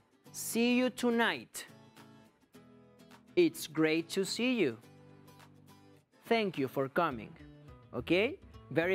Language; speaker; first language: English; non-native, fluent; Spanish